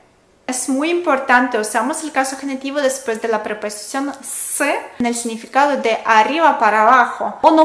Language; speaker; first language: Spanish; non-native, fluent; Russian